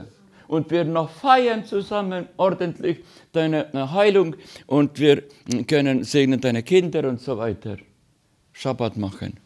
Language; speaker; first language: German; non-native, learner; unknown